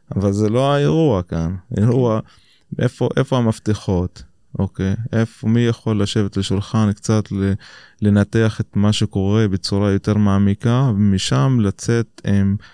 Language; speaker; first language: Hebrew; non-native, local second language; Arabic